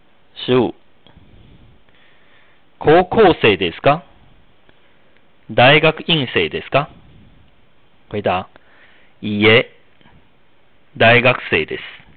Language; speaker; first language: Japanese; non-native, fluent; Chinese